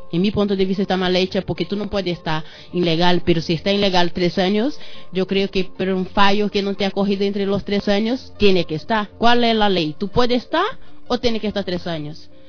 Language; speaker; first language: Spanish; non-native, fluent; Portuguese